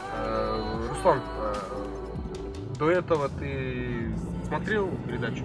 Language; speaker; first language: Russian; non-native, local second language; Kyrgyz